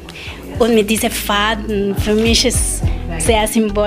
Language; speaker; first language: German; non-native, learner; Spanish